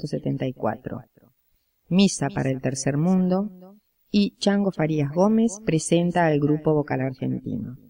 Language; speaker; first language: Spanish; native; Spanish